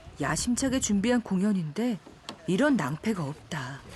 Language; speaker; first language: Korean; native; Korean